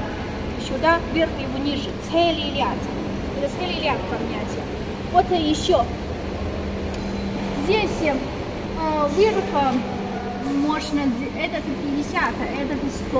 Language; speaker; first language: Russian; non-native, learner; Chinese